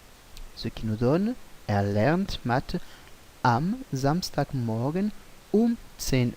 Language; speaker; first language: German; non-native, fluent; French